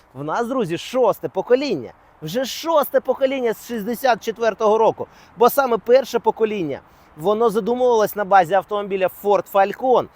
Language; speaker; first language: Ukrainian; non-native, local second language; Russian